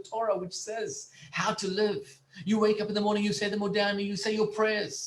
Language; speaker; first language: English; native; English